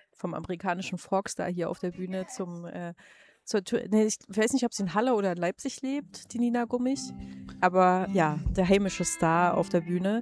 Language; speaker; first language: German; native; German